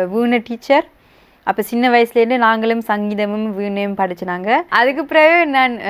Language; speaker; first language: Tamil; early bilingual, heritage; Tamil